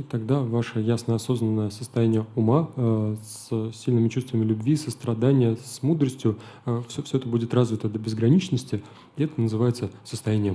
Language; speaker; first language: Russian; native; Russian